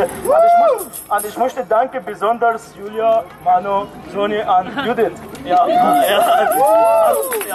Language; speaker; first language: German; non-native, learner; Arabic